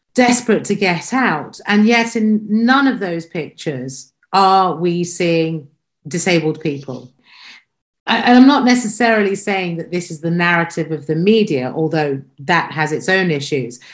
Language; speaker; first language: English; native; English